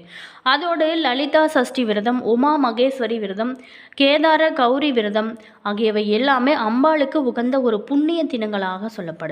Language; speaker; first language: Tamil; native; Tamil